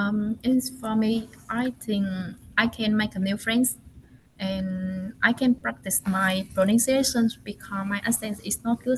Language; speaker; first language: English; non-native, learner; Vietnamese